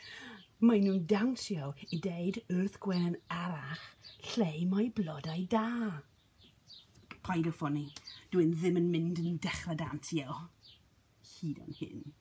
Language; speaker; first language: Welsh; non-native, learner; English